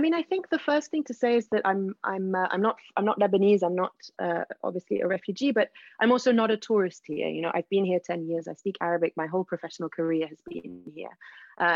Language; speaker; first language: English; native; English